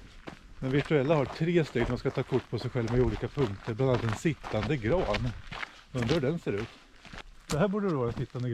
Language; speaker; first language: Swedish; native; Swedish